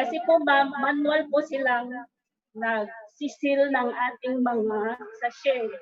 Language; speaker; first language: Filipino; native; Filipino